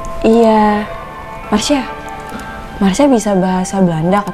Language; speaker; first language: Indonesian; native; Indonesian